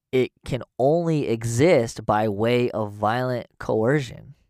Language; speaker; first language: English; native; English